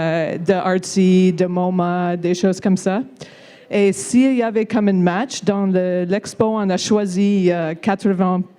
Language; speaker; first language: French; non-native, local second language; English